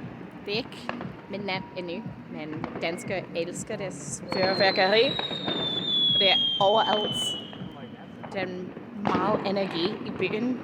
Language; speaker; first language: Danish; non-native, fluent; English